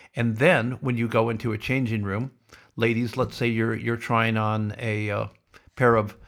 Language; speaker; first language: English; native; English